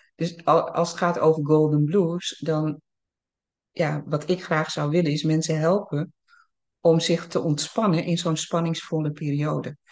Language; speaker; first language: Dutch; early bilingual, other home language; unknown